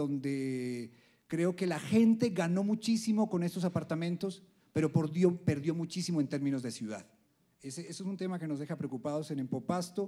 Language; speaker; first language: Spanish; native; Spanish